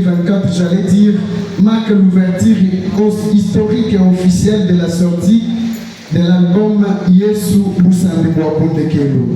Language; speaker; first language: French; non-native, local second language; Luba-Lulua